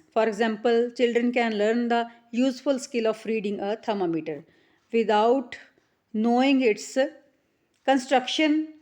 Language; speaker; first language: English; non-native, local second language; Punjabi